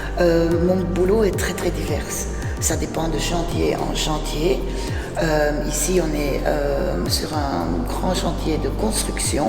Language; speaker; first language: French; non-native, fluent; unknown